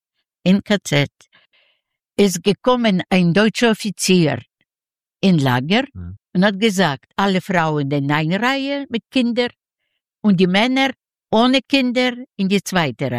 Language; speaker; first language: German; non-native, learner; Yiddish